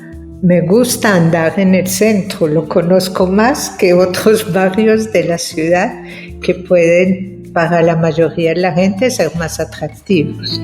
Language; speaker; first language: Spanish; non-native, fluent; French